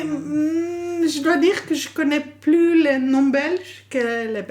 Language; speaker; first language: French; non-native, fluent; English